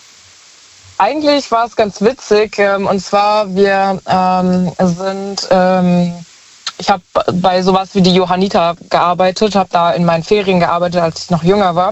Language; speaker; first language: German; native; German